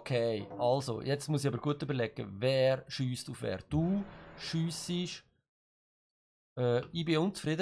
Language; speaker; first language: German; native; German